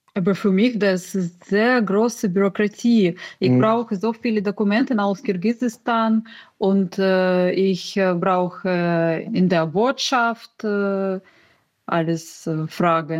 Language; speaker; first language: German; non-native, learner; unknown